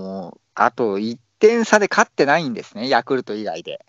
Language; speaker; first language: Japanese; native; Japanese